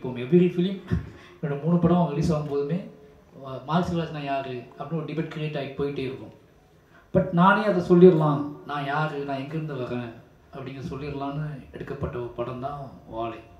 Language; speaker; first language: Tamil; native; Tamil